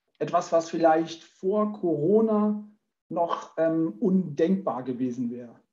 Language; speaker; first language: German; native; German